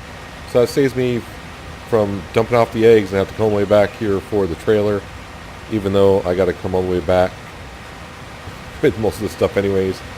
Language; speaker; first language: English; native; English